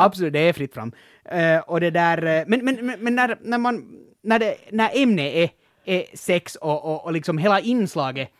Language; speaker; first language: Swedish; native; Swedish